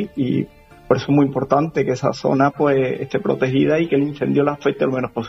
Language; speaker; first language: Spanish; native; Spanish